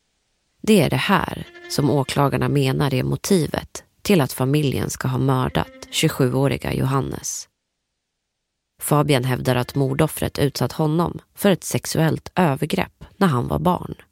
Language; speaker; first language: Swedish; native; Swedish